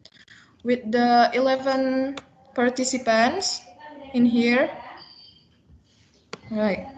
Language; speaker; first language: English; non-native, learner; Indonesian